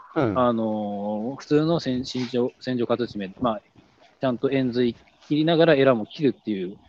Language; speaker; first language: Japanese; native; Japanese